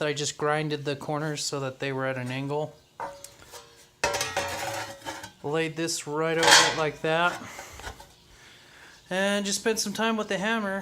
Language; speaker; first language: English; native; English